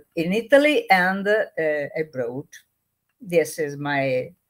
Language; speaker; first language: English; non-native, learner; Italian